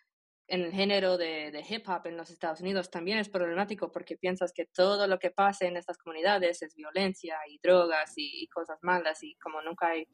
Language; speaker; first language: Spanish; early bilingual, heritage; Spanish